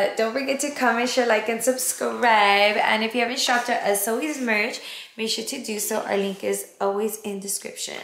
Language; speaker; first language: English; early bilingual, other home language; Spanish